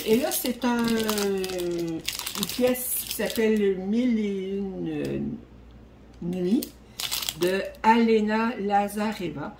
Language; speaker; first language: French; native; French